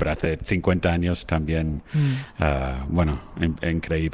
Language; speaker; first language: Spanish; non-native, fluent; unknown